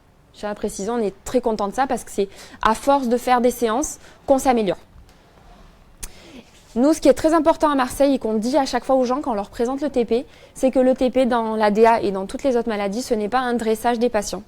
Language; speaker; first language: French; native; French